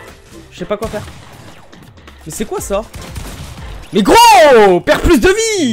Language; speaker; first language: French; native; French